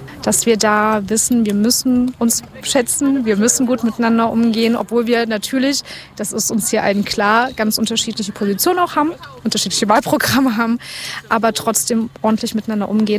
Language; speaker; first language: German; native; German